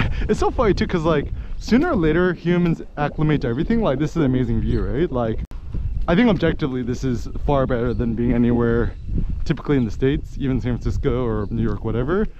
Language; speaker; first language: English; early bilingual, other home language; Korean